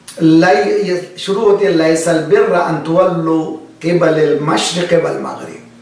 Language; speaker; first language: Urdu; native; Urdu